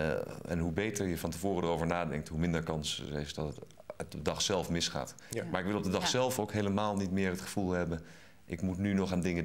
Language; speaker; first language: Dutch; native; Dutch